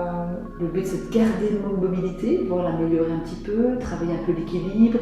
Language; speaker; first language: French; native; French